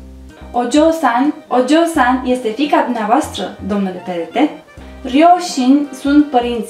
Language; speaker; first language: Romanian; native; Romanian